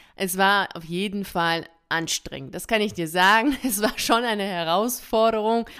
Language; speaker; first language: German; native; German